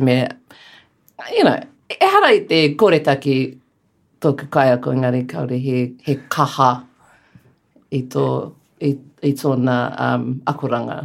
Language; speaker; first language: Māori; non-native, local second language; English